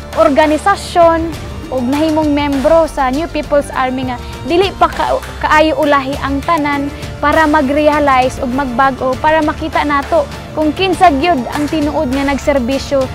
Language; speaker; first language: Cebuano; non-native, local second language; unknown